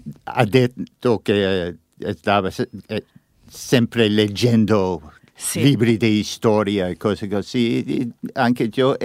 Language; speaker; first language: Italian; non-native, learner; English